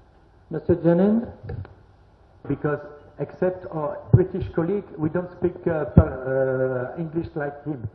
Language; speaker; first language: English; non-native, learner; French